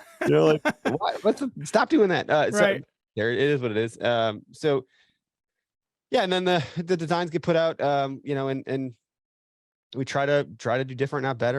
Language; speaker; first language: English; native; English